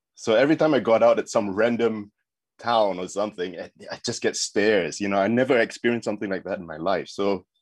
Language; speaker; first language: English; native; English